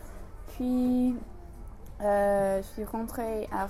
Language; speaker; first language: French; non-native, fluent; English